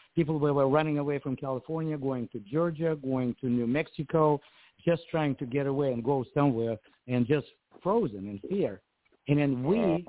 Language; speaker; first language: English; non-native, fluent; Ukrainian